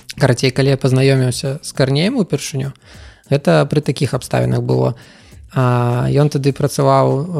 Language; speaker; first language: Belarusian; non-native, local second language; Russian